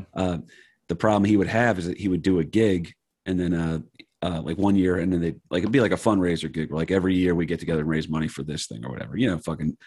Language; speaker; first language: English; native; English